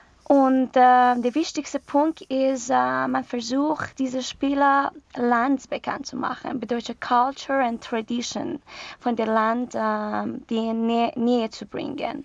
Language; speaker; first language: German; non-native, learner; Persian